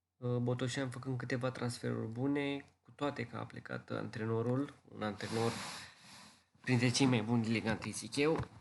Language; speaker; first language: Romanian; native; Romanian